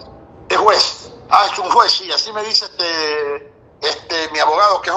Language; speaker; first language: Spanish; native; Spanish